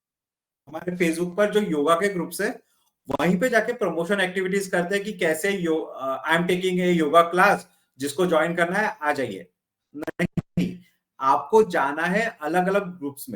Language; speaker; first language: Hindi; native; Hindi